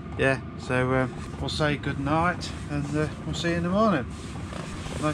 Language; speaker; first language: English; native; English